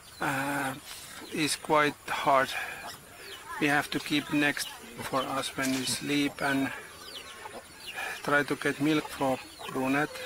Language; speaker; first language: English; non-native, learner; Finnish